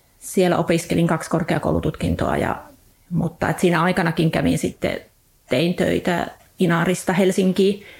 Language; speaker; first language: Finnish; native; Finnish